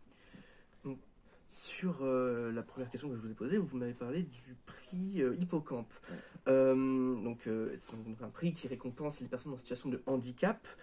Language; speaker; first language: French; native; French